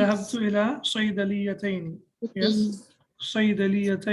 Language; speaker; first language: Arabic; non-native, fluent; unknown